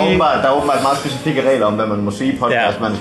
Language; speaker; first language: Danish; native; Danish